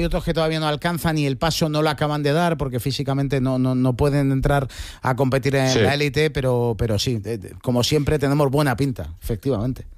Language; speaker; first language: Spanish; native; Spanish